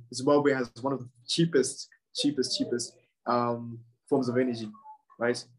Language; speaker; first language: English; non-native, local second language; Shona